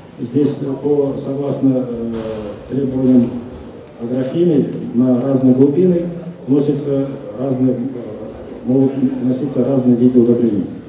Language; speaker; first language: Russian; non-native, local second language; Kazakh